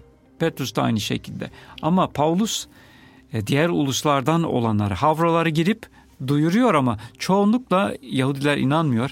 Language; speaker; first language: Turkish; non-native, fluent; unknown